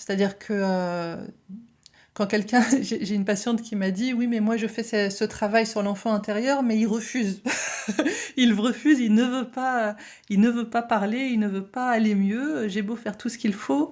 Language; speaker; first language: French; native; French